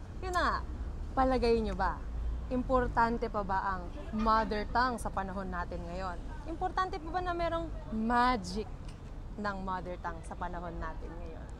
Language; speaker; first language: Filipino; non-native, local second language; Iloko